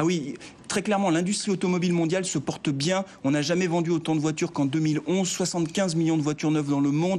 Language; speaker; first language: French; native; French